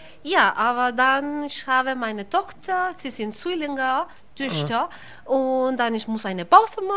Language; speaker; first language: German; non-native, learner; Spanish